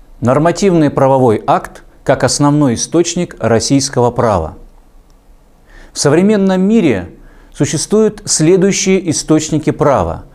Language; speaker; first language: Russian; native; Russian